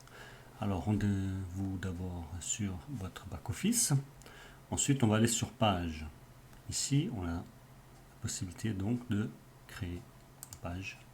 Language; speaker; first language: French; native; French